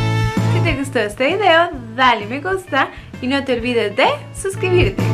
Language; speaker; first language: Spanish; native; Spanish